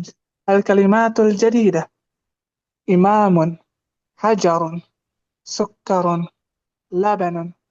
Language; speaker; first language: Arabic; non-native, learner; Indonesian